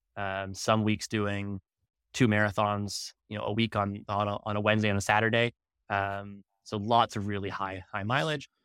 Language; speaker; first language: English; native; English